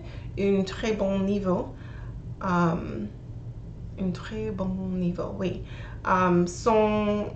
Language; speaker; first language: French; non-native, learner; English